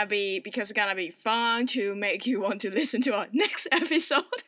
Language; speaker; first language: English; non-native, fluent; Chinese